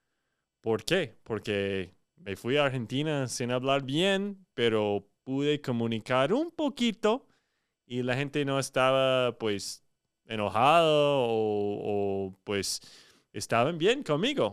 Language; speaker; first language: Spanish; non-native, fluent; English